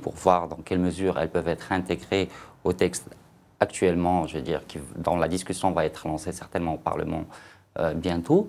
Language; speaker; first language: French; non-native, local second language; Arabic